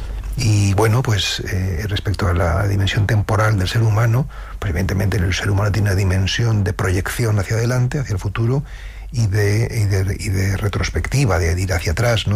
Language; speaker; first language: Spanish; native; Spanish